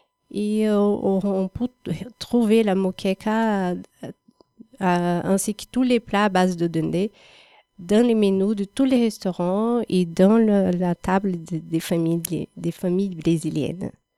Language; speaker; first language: French; non-native, fluent; Portuguese